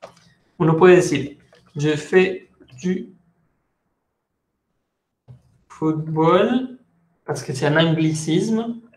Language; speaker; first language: French; non-native, fluent; Spanish